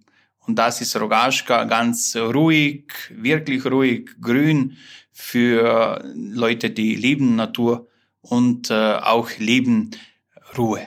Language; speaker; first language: German; non-native, fluent; Slovenian